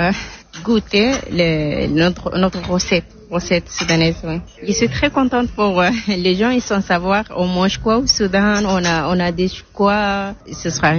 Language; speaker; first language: French; non-native, learner; Arabic